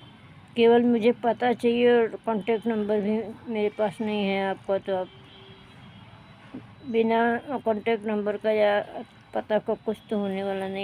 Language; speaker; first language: Hindi; non-native, local second language; Bhojpuri